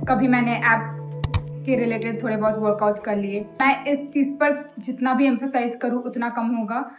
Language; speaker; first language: Hindi; non-native, local second language; Bangla